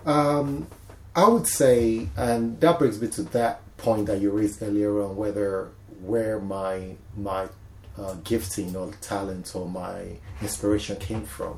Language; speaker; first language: English; non-native, local second language; Yoruba